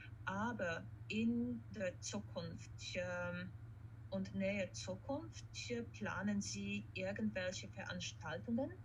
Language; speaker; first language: German; non-native, fluent; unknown